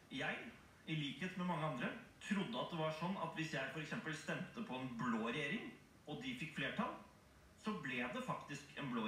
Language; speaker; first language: Norwegian; native; Norwegian